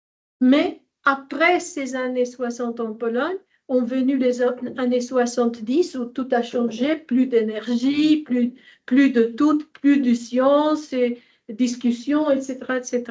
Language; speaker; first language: French; non-native, fluent; Polish